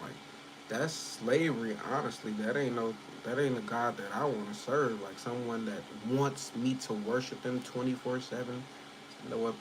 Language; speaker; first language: English; native; English